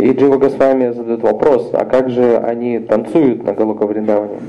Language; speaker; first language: Russian; native; Russian